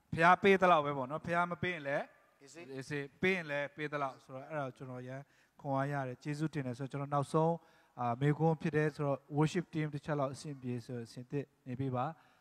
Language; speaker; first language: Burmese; non-native, local second language; Tedim Chin